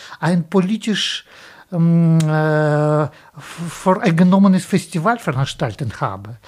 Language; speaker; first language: German; non-native, fluent; Russian